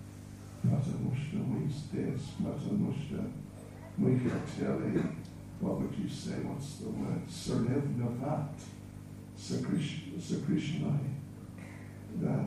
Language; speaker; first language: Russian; non-native, learner; English